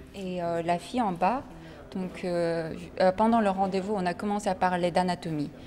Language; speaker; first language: French; non-native, fluent; Korean